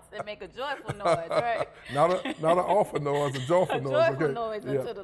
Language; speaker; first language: English; native; English